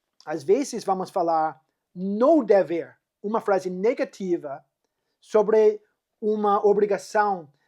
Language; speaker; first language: Portuguese; non-native, fluent; English